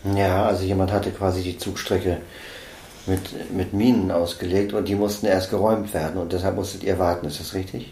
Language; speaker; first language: German; native; German